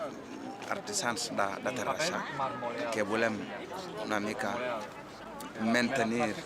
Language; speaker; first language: Catalan; non-native, learner; Spanish